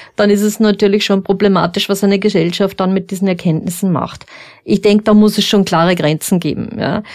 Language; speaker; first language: German; native; German